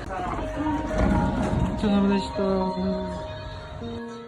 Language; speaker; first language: Japanese; non-native, fluent; Korean